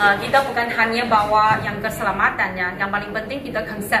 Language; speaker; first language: Indonesian; non-native, learner; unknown